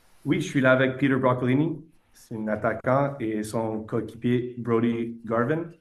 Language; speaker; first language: French; non-native, fluent; English